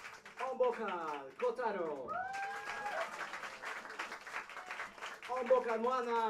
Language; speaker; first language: Japanese; non-native, fluent; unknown